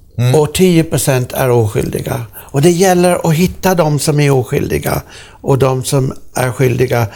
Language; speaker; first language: Swedish; non-native, fluent; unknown